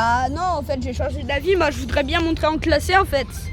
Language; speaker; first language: French; native; French